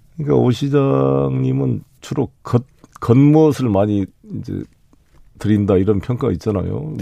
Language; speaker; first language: Korean; native; Korean